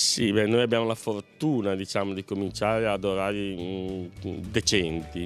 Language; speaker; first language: Italian; native; Italian